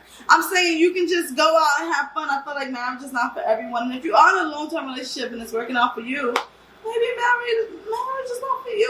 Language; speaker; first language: English; native; English